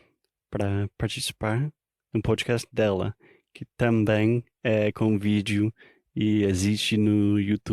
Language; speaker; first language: Portuguese; non-native, fluent; English